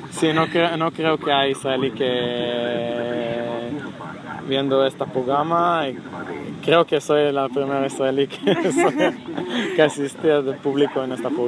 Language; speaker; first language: Spanish; non-native, learner; Hebrew